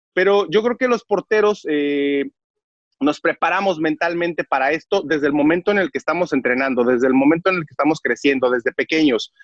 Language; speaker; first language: Spanish; native; Spanish